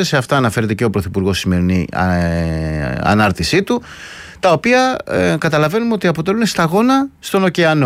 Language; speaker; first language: Greek; native; Greek